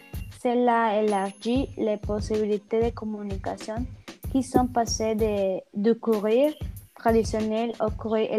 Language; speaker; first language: French; non-native, learner; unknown